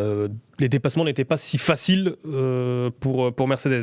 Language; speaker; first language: French; native; French